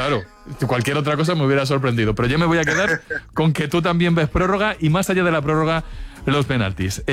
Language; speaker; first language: Spanish; native; Spanish